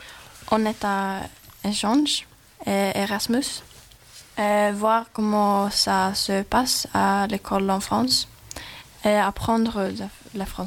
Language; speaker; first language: French; non-native, learner; Swedish